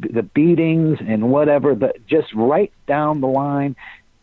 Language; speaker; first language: English; native; English